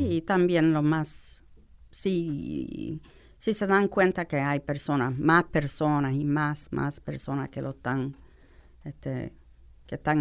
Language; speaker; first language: Spanish; non-native, fluent; English